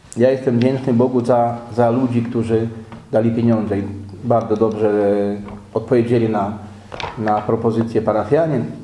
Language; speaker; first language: Polish; native; Polish